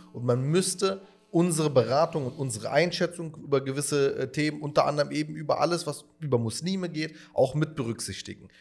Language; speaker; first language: German; early bilingual, other home language; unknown